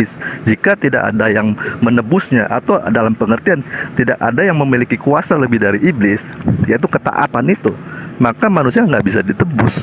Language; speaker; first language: Indonesian; native; Indonesian